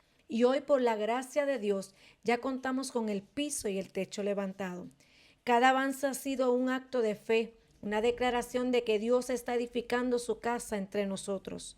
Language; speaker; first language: Spanish; native; Spanish